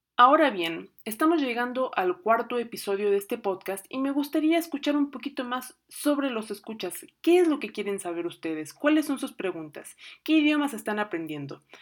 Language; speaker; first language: Spanish; native; Spanish